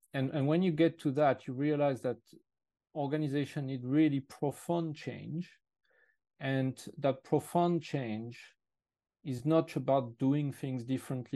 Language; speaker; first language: English; non-native, fluent; French